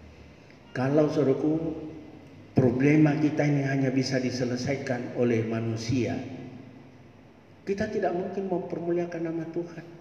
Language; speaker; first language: Malay; native; Malay